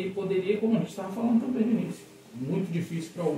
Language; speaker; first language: Portuguese; native; Portuguese